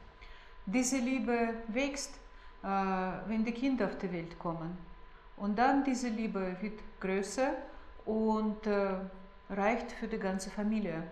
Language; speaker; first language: German; non-native, fluent; Russian